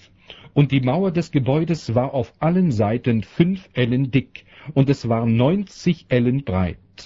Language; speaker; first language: German; native; German